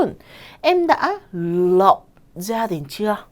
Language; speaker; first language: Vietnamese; non-native, fluent; Korean